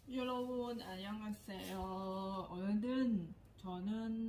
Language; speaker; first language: Korean; non-native, learner; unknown